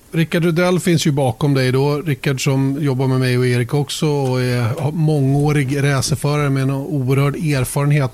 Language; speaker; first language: Swedish; native; Swedish